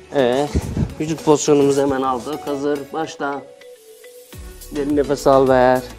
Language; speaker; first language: Turkish; native; Turkish